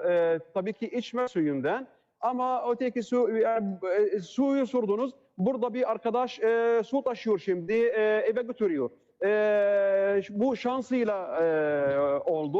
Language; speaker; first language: Turkish; non-native, learner; Arabic